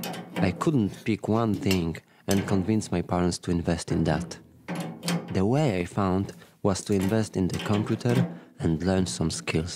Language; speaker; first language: English; non-native, fluent; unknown